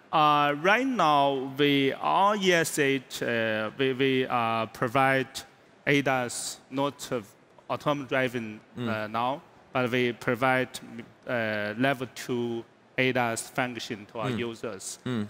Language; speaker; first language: English; non-native, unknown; Chinese